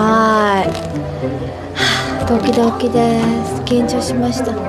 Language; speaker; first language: Japanese; non-native, learner; Korean